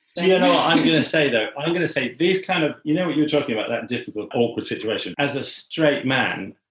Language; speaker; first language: English; native; English